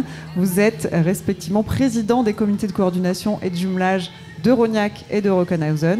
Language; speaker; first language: French; native; French